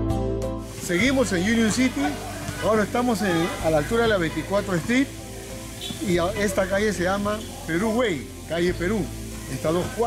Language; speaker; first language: Spanish; native; Spanish